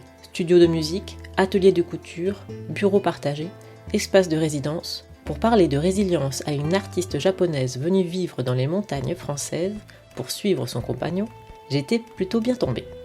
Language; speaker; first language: French; native; French